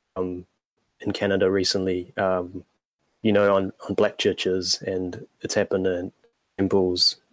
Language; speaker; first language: English; native; English